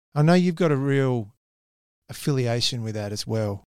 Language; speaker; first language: English; native; English